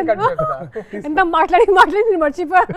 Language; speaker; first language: Telugu; non-native, local second language; Hindi